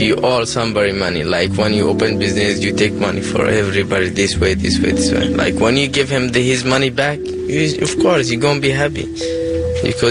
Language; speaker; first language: English; non-native, learner; Arabic